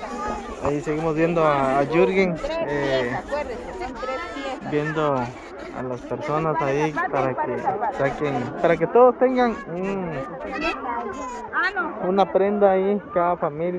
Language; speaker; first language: Spanish; native; Spanish